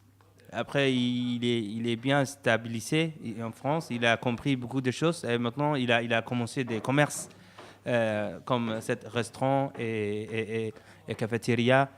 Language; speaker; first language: French; non-native, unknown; Somali